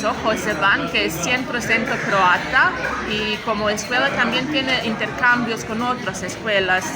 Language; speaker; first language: Spanish; non-native, fluent; Croatian